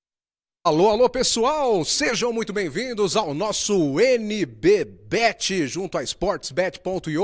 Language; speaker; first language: Portuguese; native; Portuguese